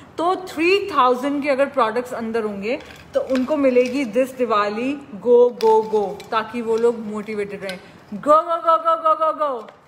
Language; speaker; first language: Hindi; native; Hindi